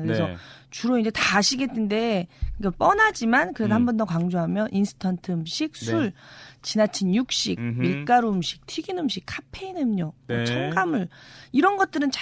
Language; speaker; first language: Korean; native; Korean